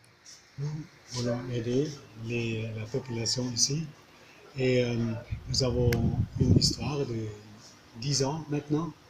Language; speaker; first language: French; non-native, learner; German